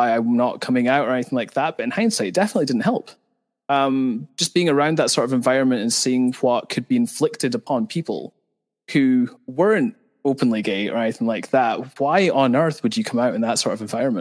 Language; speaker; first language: English; native; English